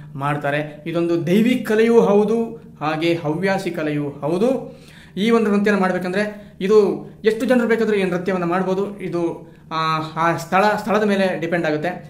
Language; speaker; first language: Kannada; non-native, local second language; Kodava